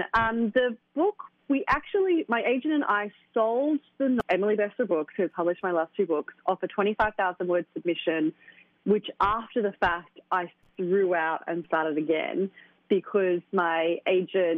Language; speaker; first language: English; native; English